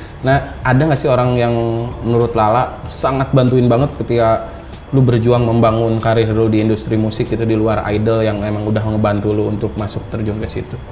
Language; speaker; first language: Indonesian; native; Indonesian